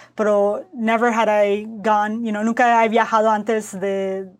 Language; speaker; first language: Spanish; early bilingual, heritage; Spanish